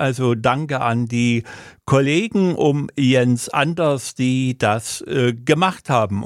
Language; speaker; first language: German; native; German